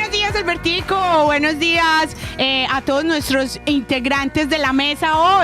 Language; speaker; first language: Spanish; native; Spanish